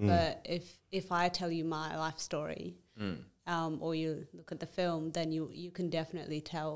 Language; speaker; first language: English; non-native, fluent; Amharic